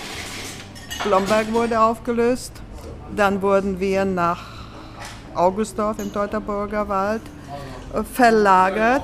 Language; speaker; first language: German; early bilingual, other home language; Latvian